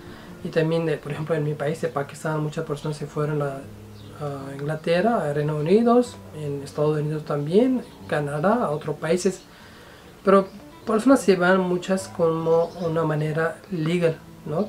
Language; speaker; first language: Spanish; non-native, fluent; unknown